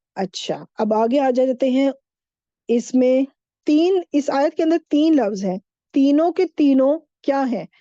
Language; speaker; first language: Urdu; native; Urdu